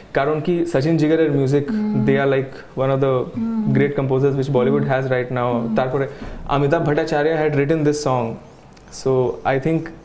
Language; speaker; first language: English; non-native, local second language; Bangla